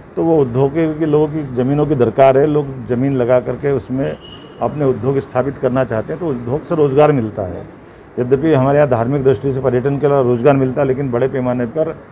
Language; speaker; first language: Hindi; native; Hindi